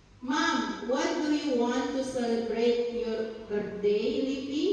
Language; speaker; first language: English; non-native, learner; Indonesian